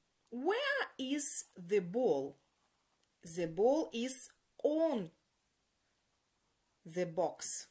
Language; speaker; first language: English; non-native, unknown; Ukrainian